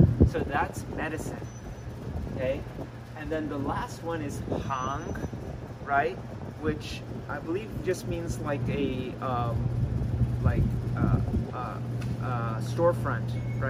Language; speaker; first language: English; native; English